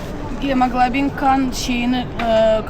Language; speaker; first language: Turkish; non-native, learner; Kazakh